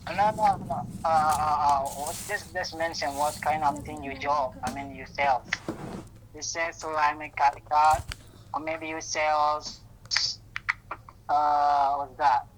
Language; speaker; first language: English; non-native, learner; Indonesian